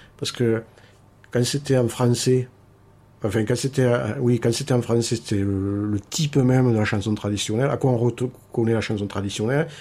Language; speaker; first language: French; native; French